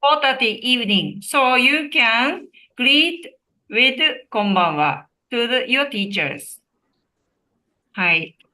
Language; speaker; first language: English; non-native, learner; Japanese